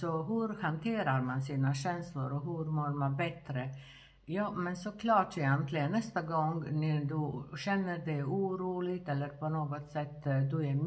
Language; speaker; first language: Swedish; non-native, fluent; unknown